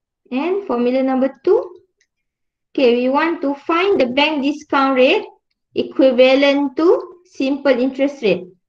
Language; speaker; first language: English; non-native, local second language; Malay